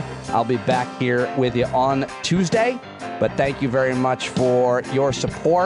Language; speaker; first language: English; native; English